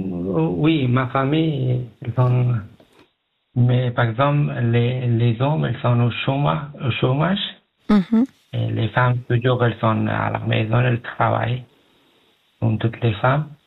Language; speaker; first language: French; non-native, learner; Pashto